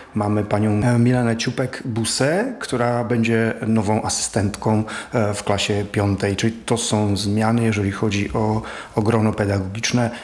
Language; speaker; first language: Polish; native; Polish